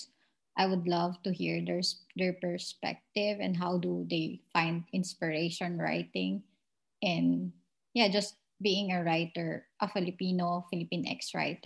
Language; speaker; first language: English; non-native, local second language; Filipino